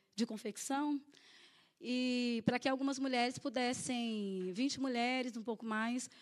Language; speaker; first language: Portuguese; native; Portuguese